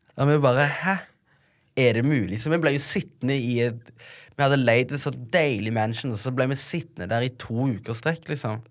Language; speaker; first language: Norwegian; early bilingual, other home language; Tigrinya